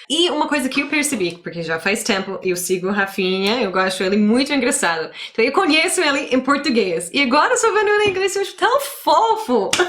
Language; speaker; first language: Portuguese; non-native, fluent; English